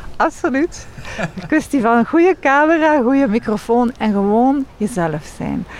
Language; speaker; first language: Dutch; non-native, local second language; French